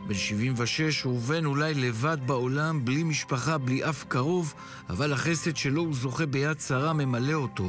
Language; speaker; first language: Hebrew; native; Hebrew